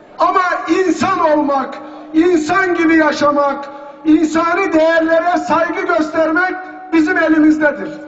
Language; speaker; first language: Turkish; native; Turkish